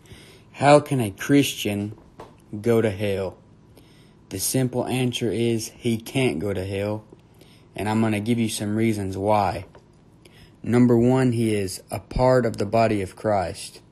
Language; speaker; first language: English; native; English